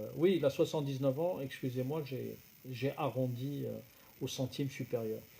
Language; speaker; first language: French; non-native, local second language; Arabic